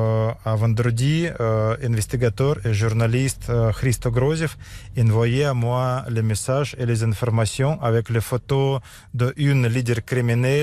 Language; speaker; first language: French; non-native, learner; Russian